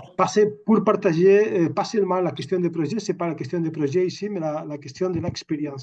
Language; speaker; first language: French; non-native, fluent; Catalan